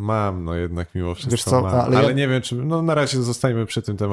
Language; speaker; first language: Polish; native; Polish